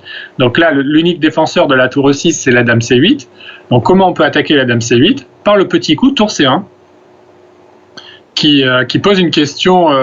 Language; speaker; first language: French; native; French